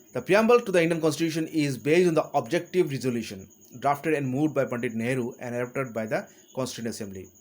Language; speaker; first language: English; non-native, local second language; Assamese